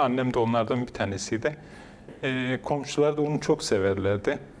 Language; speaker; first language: Turkish; non-native, local second language; Kurdish